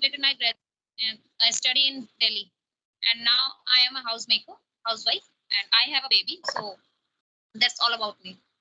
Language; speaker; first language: English; non-native, local second language; Hindi